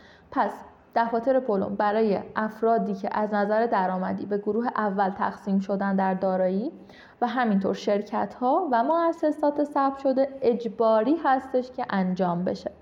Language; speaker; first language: Persian; native; Persian